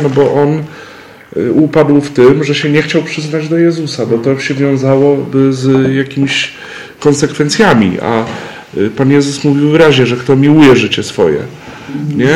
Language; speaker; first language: Polish; native; Polish